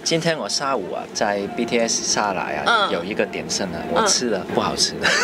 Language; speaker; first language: Chinese; non-native, local second language; Cantonese